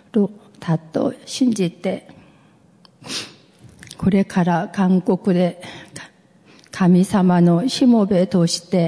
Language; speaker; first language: Japanese; non-native, fluent; Korean